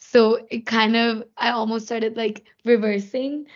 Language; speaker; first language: English; non-native, local second language; Hindi